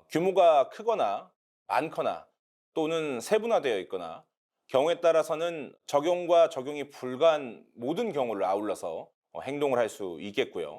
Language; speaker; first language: Korean; native; Korean